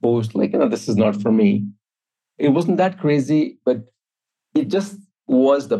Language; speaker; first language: English; non-native, local second language; Hindi